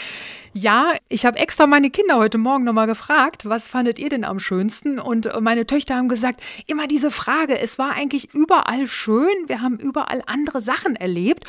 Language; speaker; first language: German; native; German